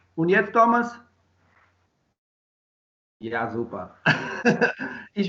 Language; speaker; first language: German; non-native, learner; Portuguese